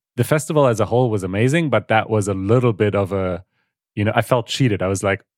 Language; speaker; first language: English; non-native, fluent; German